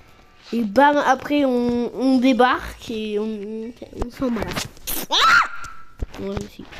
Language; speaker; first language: French; native; French